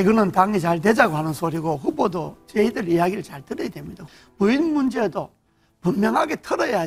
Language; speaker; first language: Korean; native; Korean